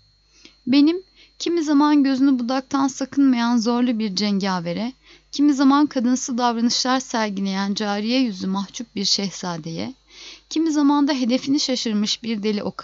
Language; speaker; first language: Turkish; native; Turkish